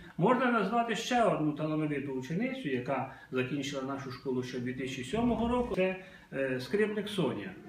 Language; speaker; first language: Ukrainian; native; Ukrainian